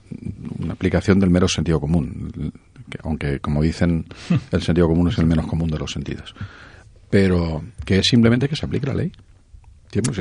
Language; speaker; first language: Spanish; native; Spanish